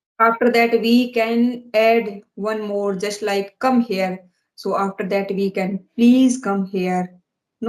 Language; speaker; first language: English; non-native, learner; Hindi